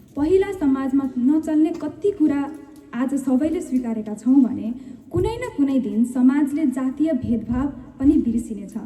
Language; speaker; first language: Nepali; early bilingual, heritage; Nepali